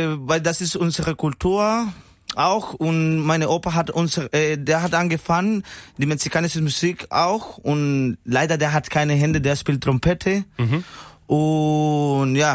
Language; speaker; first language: German; non-native, learner; Spanish